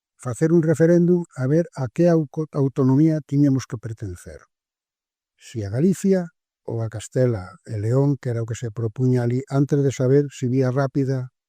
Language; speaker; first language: Galician; native; Galician